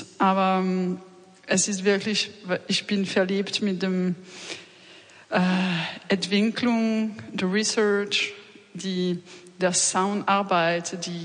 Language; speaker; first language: German; non-native, fluent; French